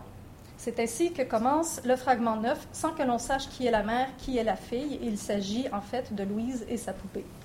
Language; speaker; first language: French; native; French